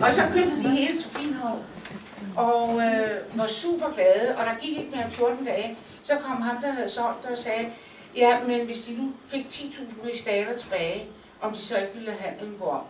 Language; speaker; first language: Danish; native; Danish